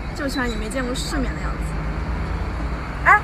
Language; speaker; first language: Chinese; native; Chinese